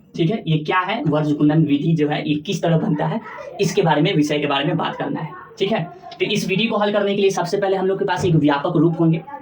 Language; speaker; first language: Hindi; native; Hindi